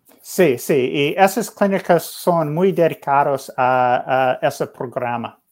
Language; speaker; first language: Spanish; non-native, learner; English